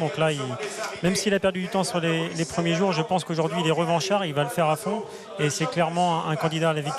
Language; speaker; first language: French; native; French